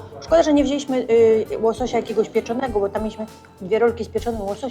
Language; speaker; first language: Polish; native; Polish